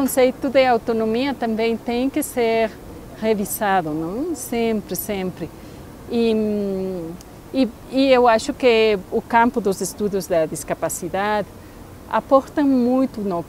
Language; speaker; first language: Portuguese; non-native, fluent; Spanish